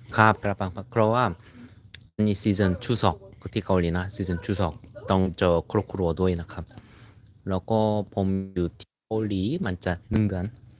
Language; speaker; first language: Thai; non-native, learner; Korean